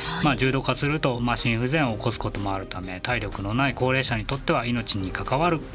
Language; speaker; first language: Japanese; native; Japanese